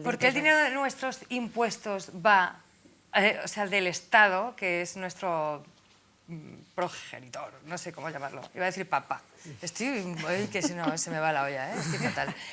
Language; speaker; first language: Spanish; native; Spanish